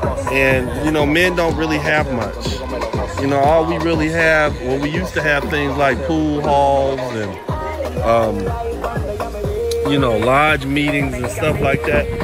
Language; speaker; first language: English; native; English